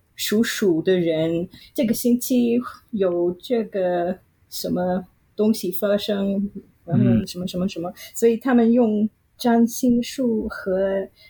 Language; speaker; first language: Chinese; non-native, fluent; Vietnamese